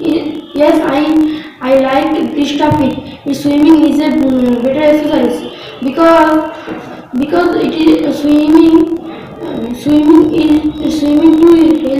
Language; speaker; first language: English; non-native, learner; Bangla